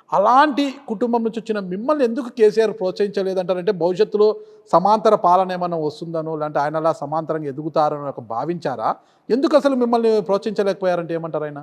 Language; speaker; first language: Telugu; native; Telugu